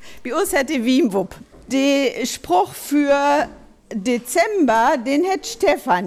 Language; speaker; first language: German; native; German